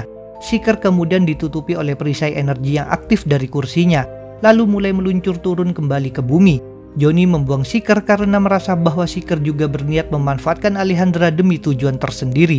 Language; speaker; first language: Indonesian; native; Indonesian